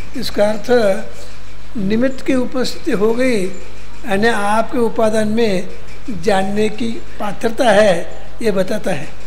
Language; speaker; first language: Hindi; non-native, local second language; Kannada